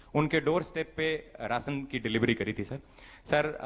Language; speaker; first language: Hindi; native; Hindi